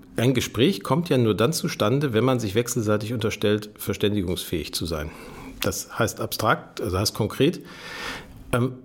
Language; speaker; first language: German; native; German